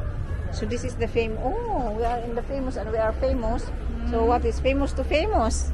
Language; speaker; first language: English; non-native, learner; Filipino